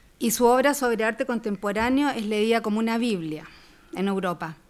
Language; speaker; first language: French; non-native, learner; Spanish